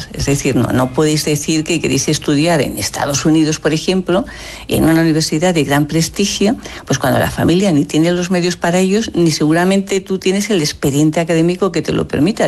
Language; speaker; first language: Spanish; native; Spanish